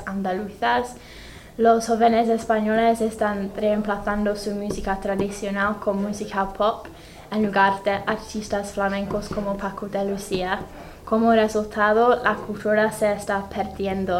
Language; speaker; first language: Spanish; non-native, fluent; English